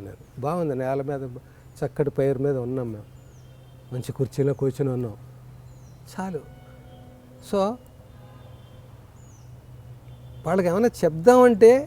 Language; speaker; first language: Telugu; native; Telugu